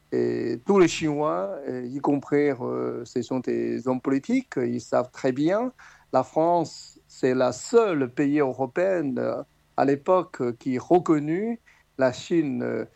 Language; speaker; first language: French; non-native, fluent; Chinese